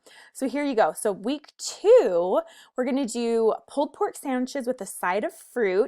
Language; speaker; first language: English; native; English